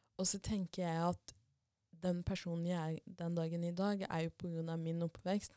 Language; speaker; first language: Norwegian; early bilingual, other home language; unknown